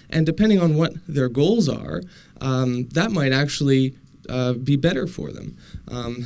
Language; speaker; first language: English; native; English